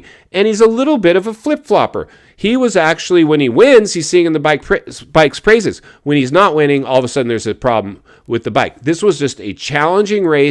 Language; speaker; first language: English; native; English